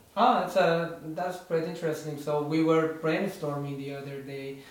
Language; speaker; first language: English; non-native, fluent; Persian